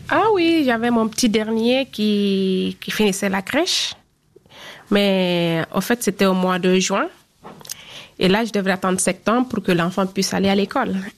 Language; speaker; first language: French; non-native, local second language; Fula